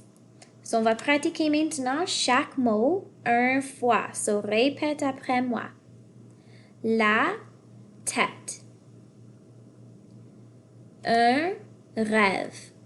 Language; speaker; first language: French; non-native, fluent; English